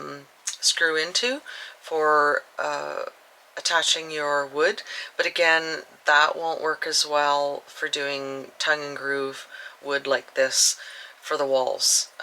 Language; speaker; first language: English; native; English